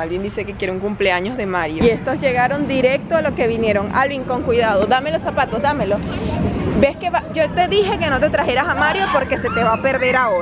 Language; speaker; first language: Spanish; native; Spanish